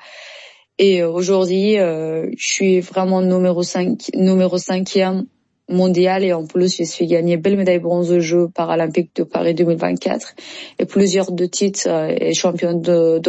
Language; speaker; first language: French; non-native, learner; Persian